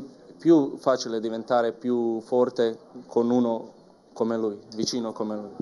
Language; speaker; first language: Italian; non-native, learner; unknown